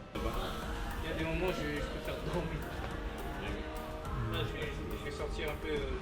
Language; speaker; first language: French; native; French